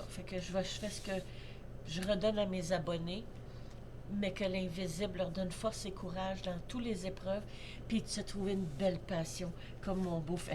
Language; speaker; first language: French; native; French